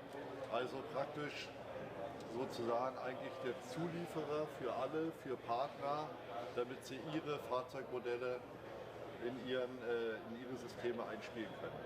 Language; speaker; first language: German; native; German